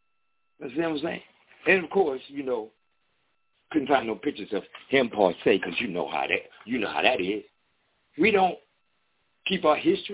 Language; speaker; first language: English; native; English